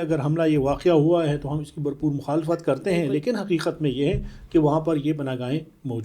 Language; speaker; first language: Urdu; non-native, local second language; Pashto